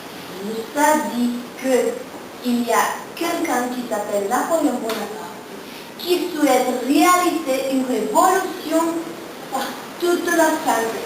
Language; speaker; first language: French; non-native, learner; Spanish